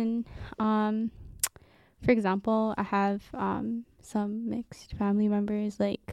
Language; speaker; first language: English; native; English